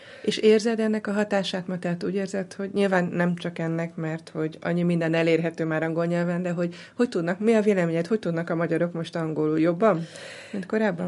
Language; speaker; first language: Hungarian; native; Hungarian